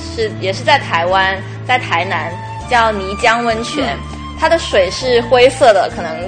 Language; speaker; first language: Chinese; native; Chinese